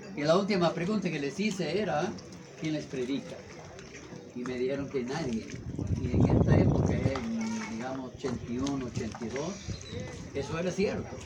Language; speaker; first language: Spanish; non-native, fluent; English